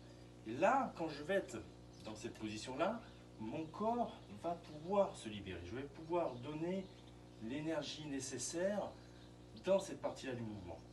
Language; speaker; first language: French; native; French